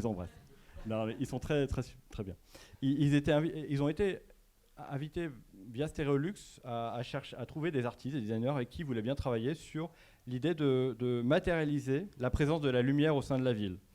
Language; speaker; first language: French; native; French